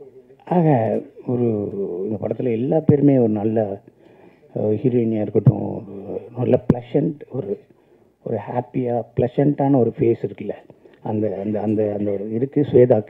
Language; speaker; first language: Tamil; native; Tamil